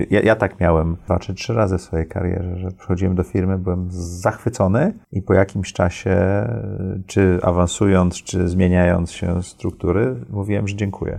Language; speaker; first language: Polish; early bilingual, heritage; Polish